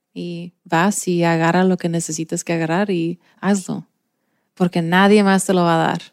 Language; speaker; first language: Spanish; early bilingual, heritage; Spanish